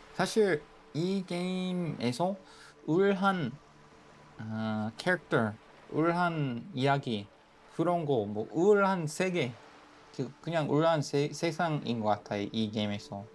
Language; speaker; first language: Korean; non-native, fluent; English